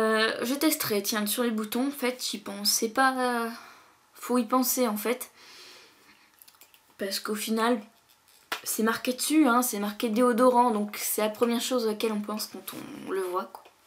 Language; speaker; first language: French; native; French